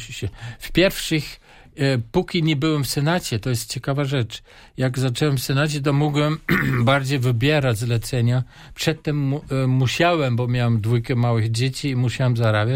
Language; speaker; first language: Polish; non-native, fluent; German